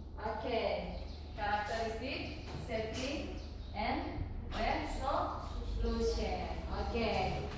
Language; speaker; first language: English; non-native, learner; Indonesian